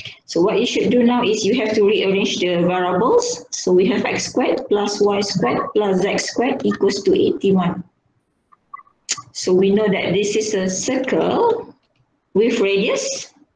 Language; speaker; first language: English; non-native, local second language; Malay